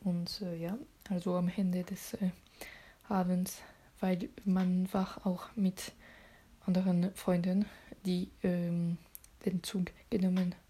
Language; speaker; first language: German; non-native, learner; French